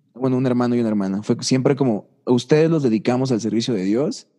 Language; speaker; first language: Spanish; native; Spanish